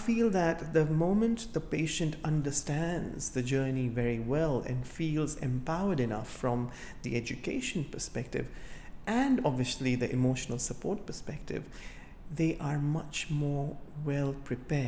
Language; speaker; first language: English; non-native, local second language; Gujarati